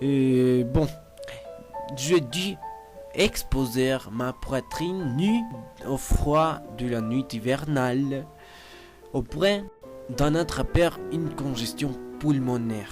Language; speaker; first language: French; non-native, learner; Spanish